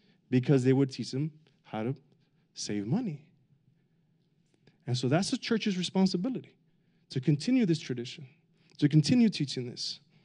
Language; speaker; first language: English; early bilingual, other home language; Spanish